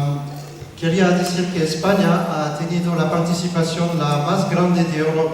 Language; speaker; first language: Spanish; non-native, learner; French